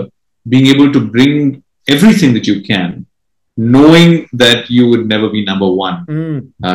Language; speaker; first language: English; non-native, local second language; Marathi